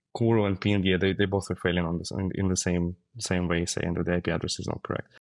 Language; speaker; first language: English; non-native, fluent; Russian